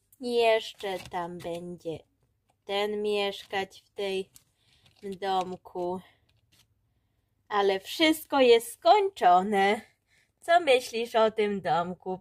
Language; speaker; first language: Polish; early bilingual, heritage; Polish